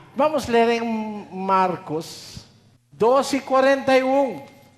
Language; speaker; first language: Portuguese; non-native, learner; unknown